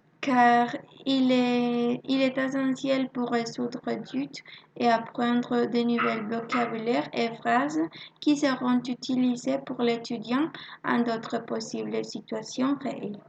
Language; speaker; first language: French; non-native, learner; Spanish